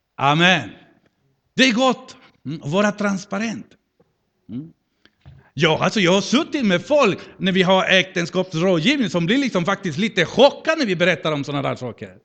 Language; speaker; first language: Swedish; non-native, fluent; Spanish